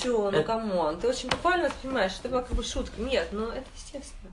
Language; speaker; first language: Russian; native; Russian